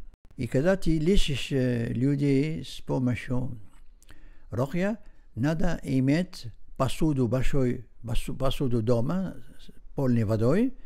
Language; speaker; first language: Russian; non-native, learner; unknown